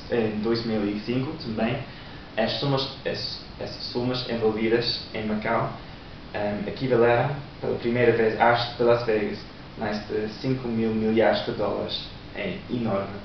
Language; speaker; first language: Portuguese; non-native, learner; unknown